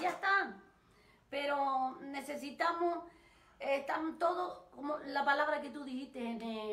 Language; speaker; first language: Spanish; native; Spanish